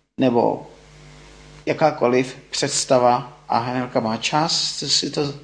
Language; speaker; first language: Czech; non-native, fluent; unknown